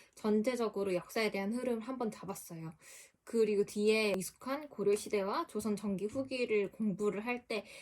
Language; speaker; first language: Korean; native; Korean